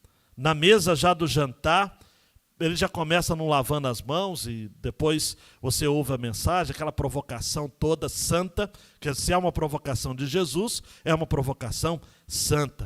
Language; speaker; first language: Portuguese; native; Portuguese